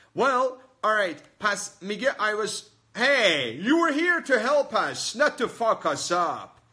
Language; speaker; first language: English; non-native, fluent; Persian